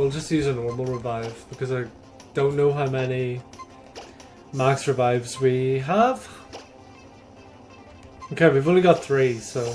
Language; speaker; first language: English; native; English